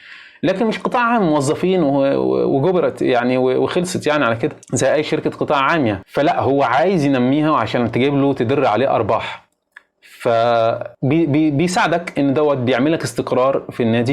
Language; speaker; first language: Arabic; native; Arabic